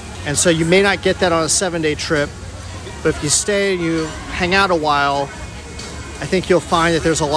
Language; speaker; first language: English; native; English